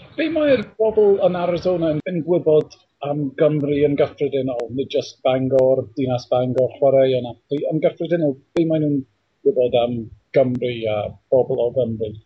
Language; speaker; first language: Welsh; non-native, fluent; English